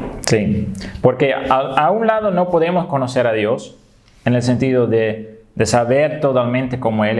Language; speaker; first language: Spanish; non-native, fluent; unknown